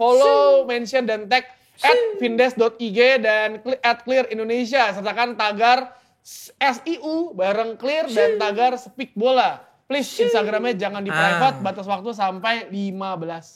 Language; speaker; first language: Indonesian; native; Indonesian